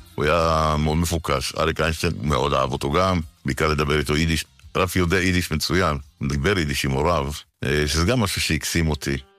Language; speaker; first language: Hebrew; early bilingual, other home language; Greek